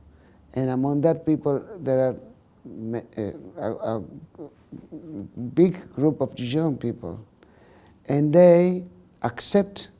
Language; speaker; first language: English; non-native, learner; Spanish